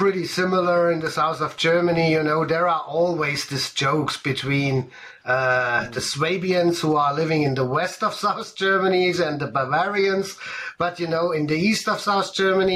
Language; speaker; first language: English; non-native, fluent; German